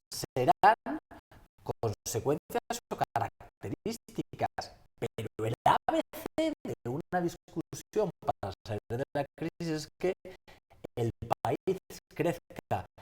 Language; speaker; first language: Spanish; native; Spanish